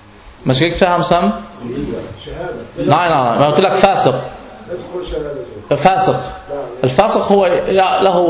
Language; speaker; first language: Danish; non-native, fluent; Arabic